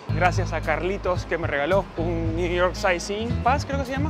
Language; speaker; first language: Spanish; native; Spanish